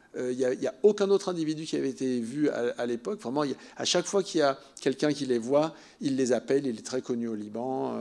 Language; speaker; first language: French; native; French